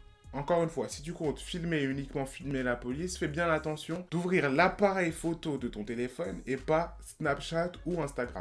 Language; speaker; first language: French; native; French